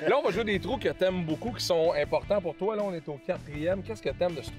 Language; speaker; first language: French; native; French